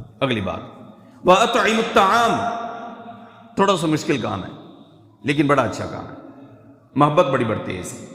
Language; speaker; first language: Urdu; non-native, local second language; Punjabi